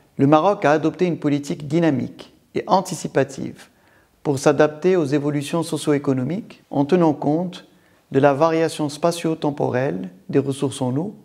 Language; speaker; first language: French; non-native, local second language; Arabic